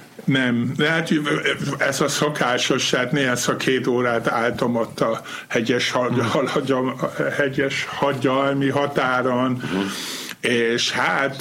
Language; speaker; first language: Hungarian; non-native, fluent; German